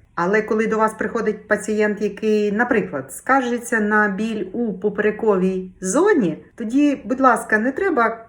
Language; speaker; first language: Ukrainian; native; Ukrainian